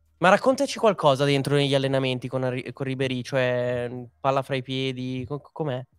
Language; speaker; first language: Italian; native; Italian